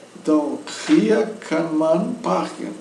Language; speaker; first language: German; non-native, learner; Portuguese